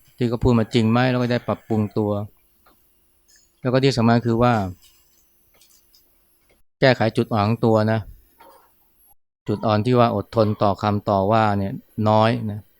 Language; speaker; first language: Thai; native; Thai